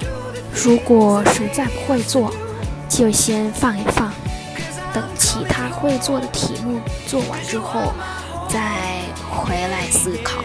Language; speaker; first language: Chinese; non-native, fluent; Vietnamese